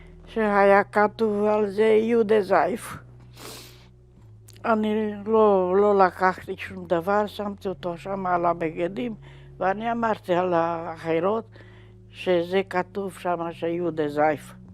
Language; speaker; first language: Hebrew; non-native, fluent; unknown